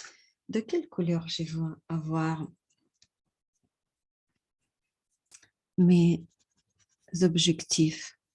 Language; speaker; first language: French; non-native, fluent; Russian